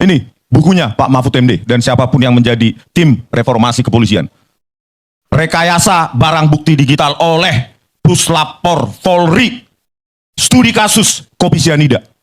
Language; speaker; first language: Indonesian; native; Indonesian